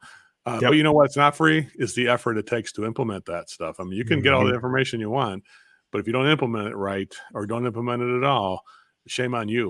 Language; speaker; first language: English; native; English